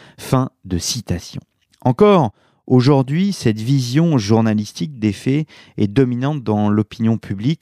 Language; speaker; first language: French; native; French